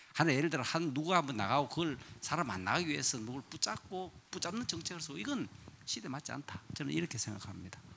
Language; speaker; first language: Korean; native; Korean